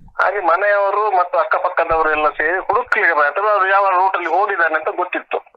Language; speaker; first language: Kannada; native; Kannada